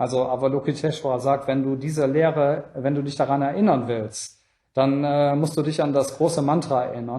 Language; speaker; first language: German; native; German